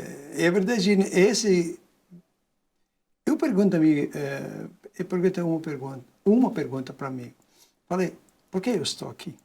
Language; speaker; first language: Portuguese; non-native, learner; Arabic